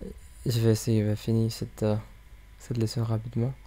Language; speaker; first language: French; non-native, learner; English